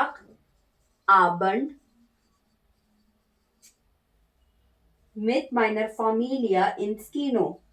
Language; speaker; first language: German; non-native, learner; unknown